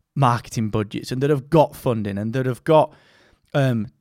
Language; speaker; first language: English; native; English